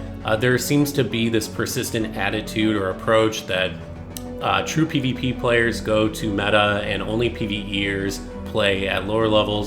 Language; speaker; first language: English; native; English